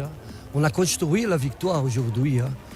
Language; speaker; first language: French; non-native, fluent; Portuguese